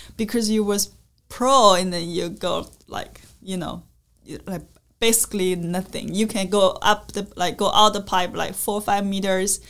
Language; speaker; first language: English; non-native, learner; Chinese